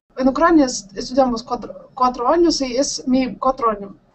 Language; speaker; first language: Spanish; non-native, learner; Russian